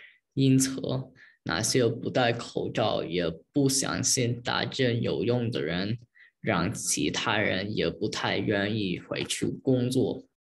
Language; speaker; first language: Chinese; early bilingual, heritage; Chinese